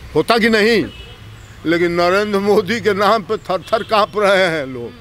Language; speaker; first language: Hindi; native; Hindi